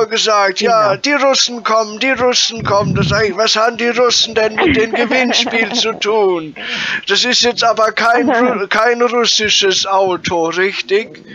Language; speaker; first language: German; native; German